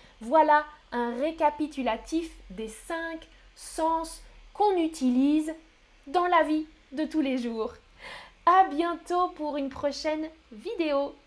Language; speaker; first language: French; native; French